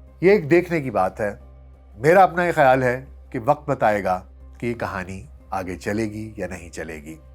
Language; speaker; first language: Urdu; native; Urdu